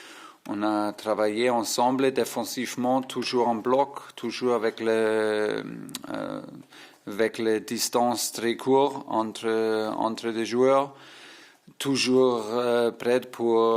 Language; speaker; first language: French; non-native, fluent; German